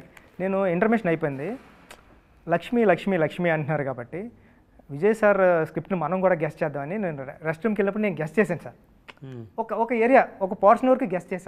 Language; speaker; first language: Telugu; native; Telugu